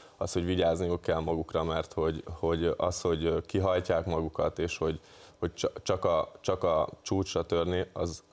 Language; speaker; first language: Hungarian; native; Hungarian